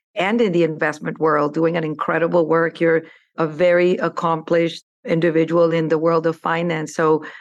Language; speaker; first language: English; non-native, fluent; Spanish